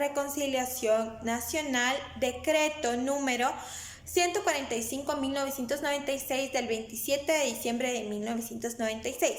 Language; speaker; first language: Spanish; native; Spanish